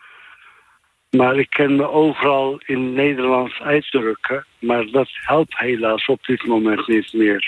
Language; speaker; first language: Dutch; non-native, fluent; Turkish